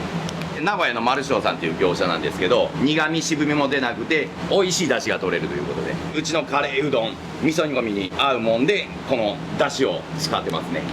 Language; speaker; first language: Japanese; native; Japanese